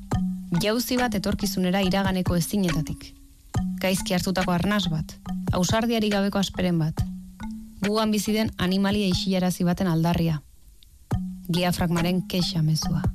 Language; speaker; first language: Basque; native; Basque